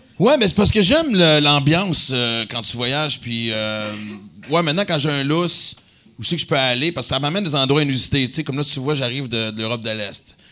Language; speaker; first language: French; native; French